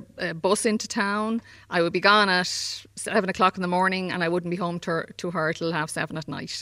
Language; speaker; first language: English; native; English